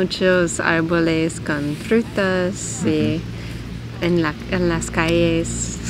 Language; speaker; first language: Spanish; non-native, learner; English